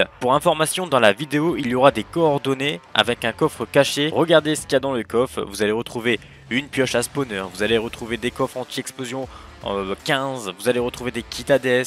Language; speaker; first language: French; native; French